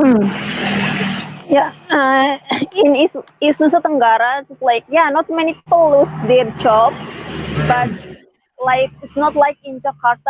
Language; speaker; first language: English; non-native, learner; Indonesian